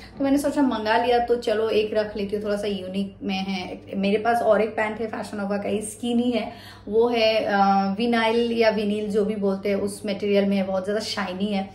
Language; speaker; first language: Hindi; non-native, local second language; Assamese